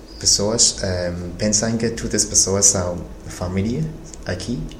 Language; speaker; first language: Portuguese; non-native, learner; Chinese